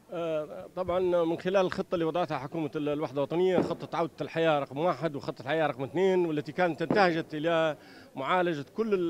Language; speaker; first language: Arabic; native; Arabic